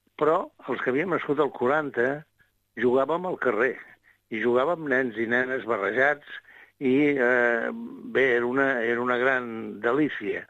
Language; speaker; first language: Catalan; native; Catalan